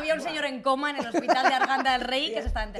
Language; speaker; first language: Spanish; native; Spanish